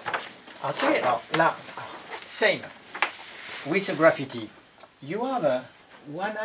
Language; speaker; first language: English; non-native, learner; French